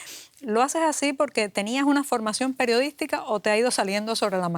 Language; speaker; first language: Spanish; native; Spanish